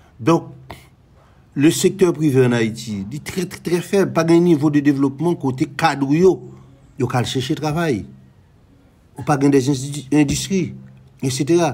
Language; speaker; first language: French; non-native, local second language; Haitian Creole